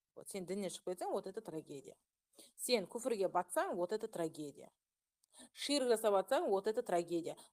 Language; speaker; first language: Russian; non-native, local second language; Kazakh